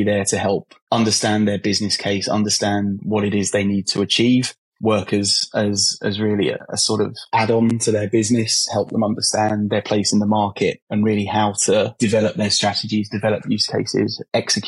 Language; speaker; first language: English; native; English